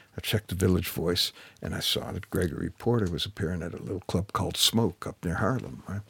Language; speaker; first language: English; native; English